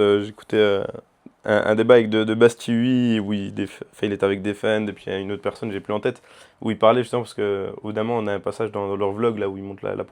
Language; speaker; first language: French; native; French